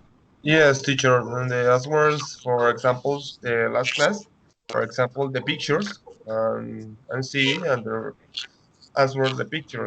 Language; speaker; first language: English; non-native, learner; Spanish